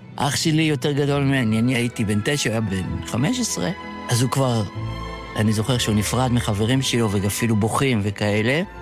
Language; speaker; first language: Hebrew; early bilingual, other home language; Yiddish